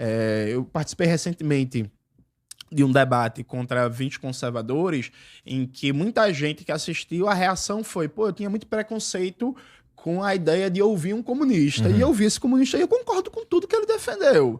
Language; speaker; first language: Portuguese; native; Portuguese